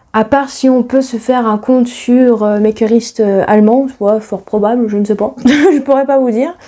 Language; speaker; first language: French; native; French